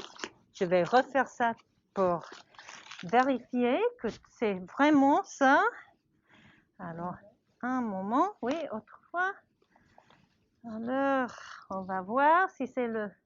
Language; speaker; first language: French; non-native, learner; English